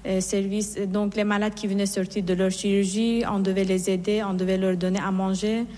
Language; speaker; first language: French; non-native, fluent; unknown